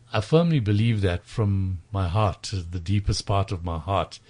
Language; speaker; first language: English; native; English